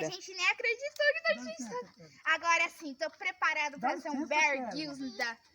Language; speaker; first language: Portuguese; native; Portuguese